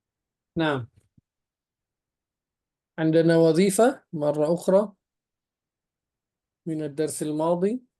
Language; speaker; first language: Arabic; non-native, fluent; Indonesian